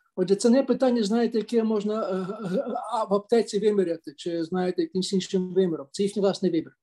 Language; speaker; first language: Ukrainian; native; Ukrainian